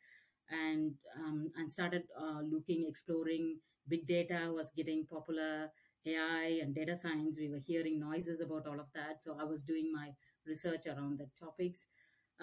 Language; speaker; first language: English; non-native, local second language; Tamil